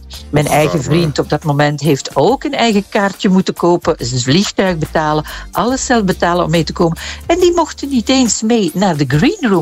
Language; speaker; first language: Dutch; native; Dutch